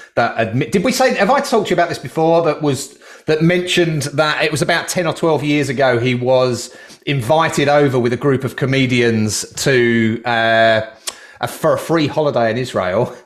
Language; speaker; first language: English; native; English